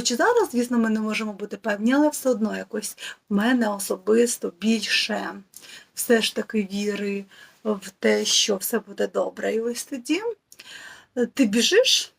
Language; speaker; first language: Ukrainian; native; Ukrainian